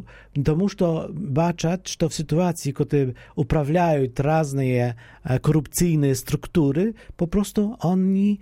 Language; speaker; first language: Polish; non-native, fluent; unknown